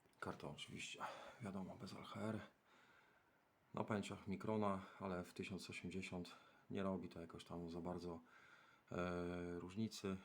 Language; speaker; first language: Polish; native; Polish